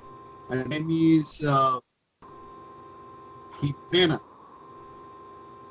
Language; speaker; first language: English; non-native, learner; Spanish